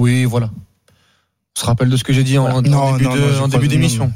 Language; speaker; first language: French; native; French